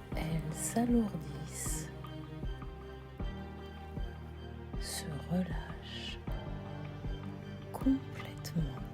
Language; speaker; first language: French; native; French